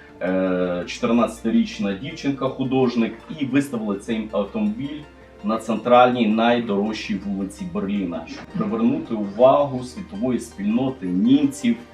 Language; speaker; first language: Ukrainian; native; Ukrainian